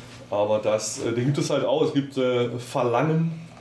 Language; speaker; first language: German; native; German